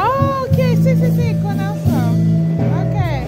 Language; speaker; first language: Spanish; non-native, learner; English